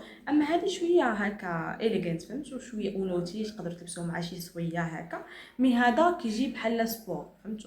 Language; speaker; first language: Arabic; native; Arabic